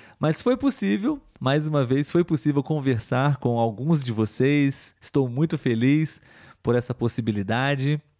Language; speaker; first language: Portuguese; native; Portuguese